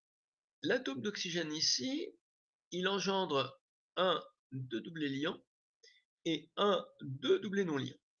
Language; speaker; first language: French; native; French